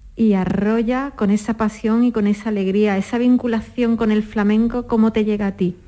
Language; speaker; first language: Spanish; native; Spanish